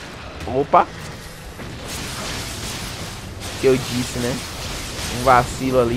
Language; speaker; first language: Portuguese; native; Portuguese